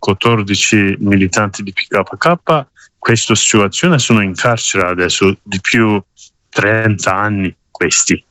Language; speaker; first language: Italian; non-native, learner; Kurdish